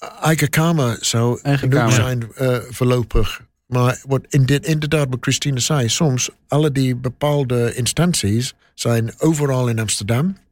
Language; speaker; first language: Dutch; non-native, learner; English